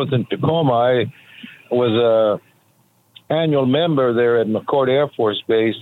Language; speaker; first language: English; native; English